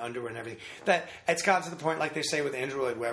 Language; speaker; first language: English; native; English